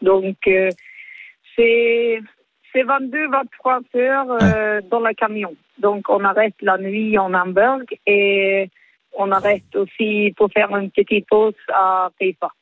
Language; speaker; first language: French; non-native, learner; Swedish